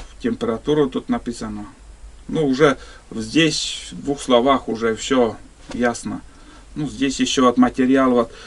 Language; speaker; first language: Russian; native; Russian